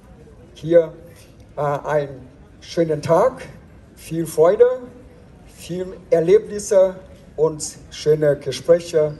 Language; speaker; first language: German; non-native, fluent; Vietnamese